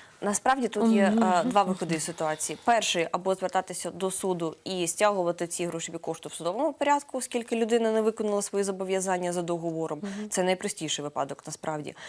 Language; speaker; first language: Ukrainian; native; Ukrainian